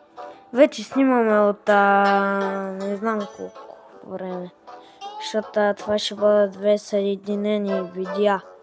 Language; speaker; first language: Bulgarian; native; Bulgarian